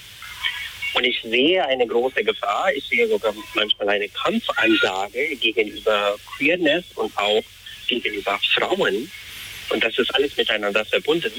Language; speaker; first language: German; non-native, fluent; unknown